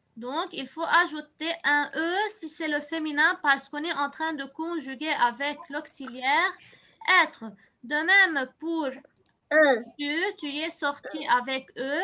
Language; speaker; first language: French; non-native, local second language; Arabic